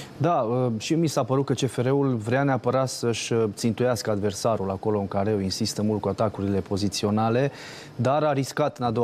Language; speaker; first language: Romanian; native; Romanian